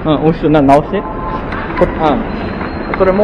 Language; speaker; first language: Japanese; native; Japanese